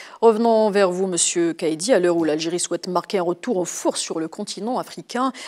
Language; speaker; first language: French; non-native, local second language; Arabic